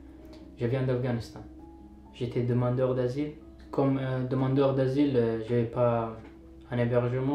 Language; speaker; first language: French; non-native, fluent; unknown